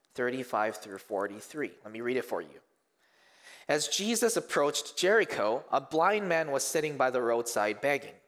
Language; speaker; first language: English; early bilingual, other home language; Korean